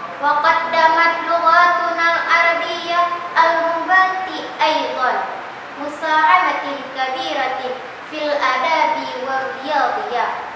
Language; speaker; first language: Arabic; non-native, learner; Indonesian